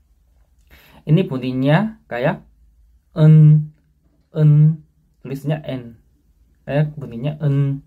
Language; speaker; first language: Indonesian; non-native, fluent; Korean